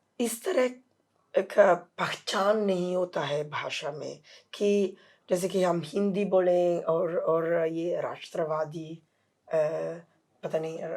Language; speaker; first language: Hindi; non-native, fluent; Italian